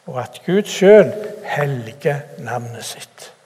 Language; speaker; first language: Norwegian; native; Norwegian